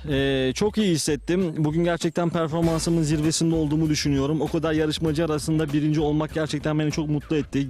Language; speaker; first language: Turkish; native; Turkish